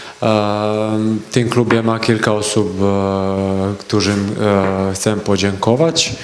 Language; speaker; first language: Polish; non-native, learner; Croatian